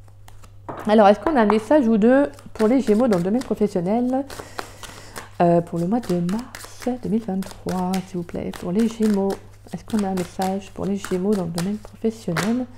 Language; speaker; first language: French; native; French